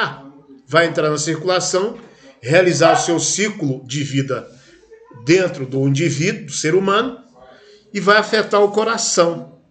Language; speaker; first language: Portuguese; native; Portuguese